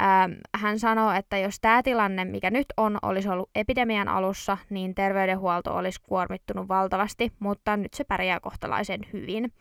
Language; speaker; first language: Finnish; native; Finnish